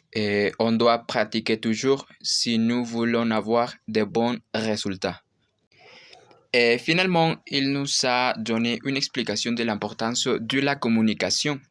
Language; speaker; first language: French; non-native, learner; Spanish